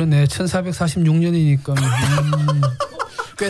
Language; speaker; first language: Korean; native; Korean